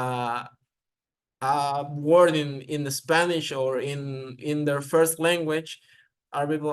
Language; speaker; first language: English; non-native, learner; Spanish